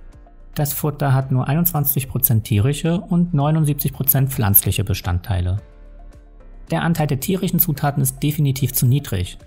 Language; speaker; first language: German; native; German